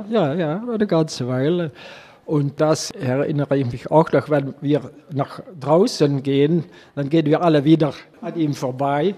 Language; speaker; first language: German; non-native, learner; Dutch